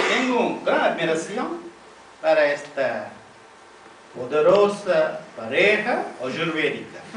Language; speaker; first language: Spanish; non-native, fluent; Tamil